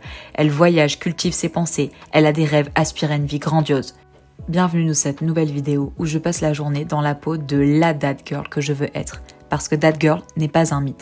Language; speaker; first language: French; native; French